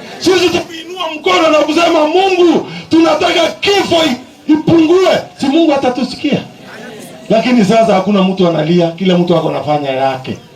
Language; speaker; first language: Swahili; non-native, local second language; Kalenjin